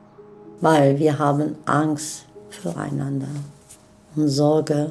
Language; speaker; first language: German; non-native, fluent; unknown